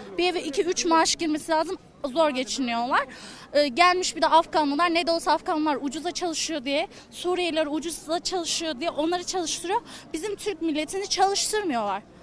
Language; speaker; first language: Turkish; native; Turkish